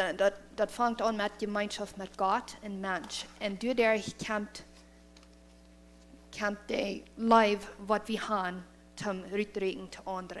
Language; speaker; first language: German; non-native, learner; Plautdietsch